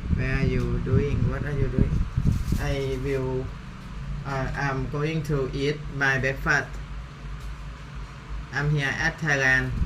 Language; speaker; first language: English; non-native, learner; Thai